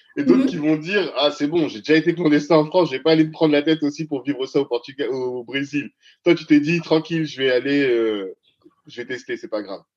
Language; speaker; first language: French; early bilingual, other home language; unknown